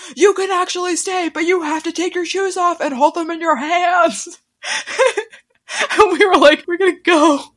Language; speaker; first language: English; early bilingual, other home language; Italian